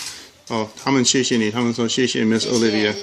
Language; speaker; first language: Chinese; non-native, fluent; English